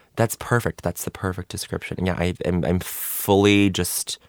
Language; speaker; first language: English; native; English